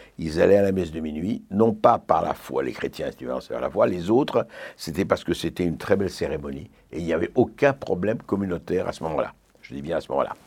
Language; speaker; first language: French; native; French